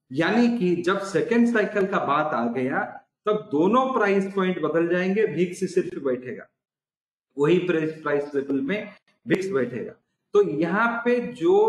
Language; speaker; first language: Hindi; non-native, local second language; Odia